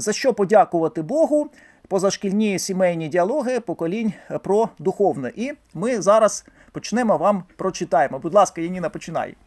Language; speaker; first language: Ukrainian; native; Ukrainian